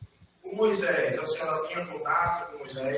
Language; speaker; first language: Portuguese; native; Portuguese